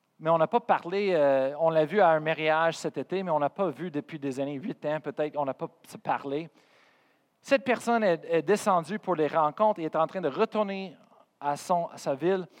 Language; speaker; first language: French; non-native, fluent; English